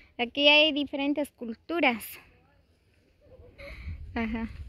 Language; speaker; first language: Spanish; native; Spanish